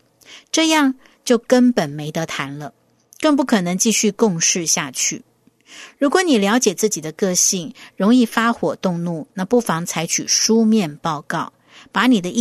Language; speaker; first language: Chinese; native; Chinese